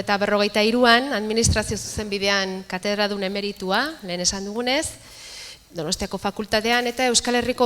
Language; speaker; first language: Basque; native; Basque